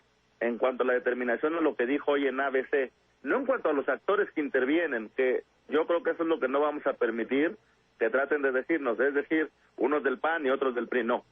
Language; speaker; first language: Spanish; native; Spanish